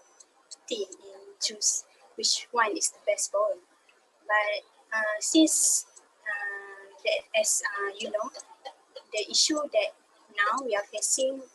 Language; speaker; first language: English; non-native, local second language; Malay